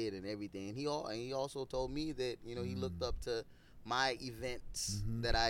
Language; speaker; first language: English; non-native, local second language; Yoruba